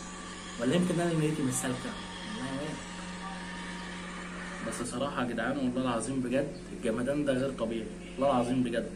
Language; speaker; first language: Arabic; native; Arabic